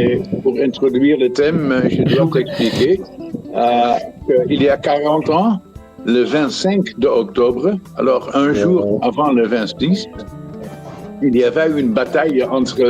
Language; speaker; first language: French; non-native, fluent; Dutch